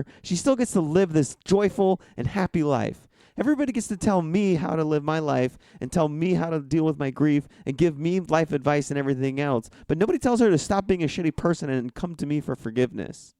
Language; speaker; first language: English; native; English